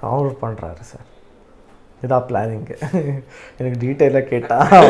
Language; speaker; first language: Tamil; non-native, learner; Kannada